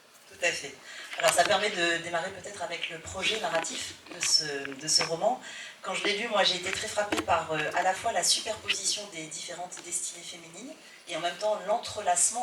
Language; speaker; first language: French; native; French